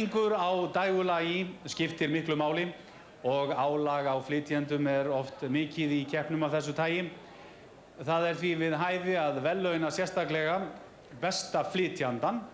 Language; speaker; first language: Icelandic; native; Icelandic